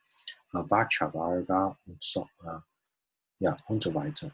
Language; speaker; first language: German; non-native, fluent; Chinese